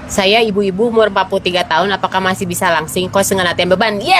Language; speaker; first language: Indonesian; native; Indonesian